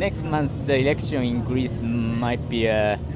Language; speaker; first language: English; non-native, learner; Japanese